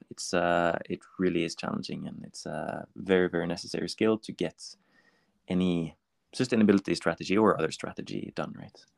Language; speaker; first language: English; non-native, fluent; Norwegian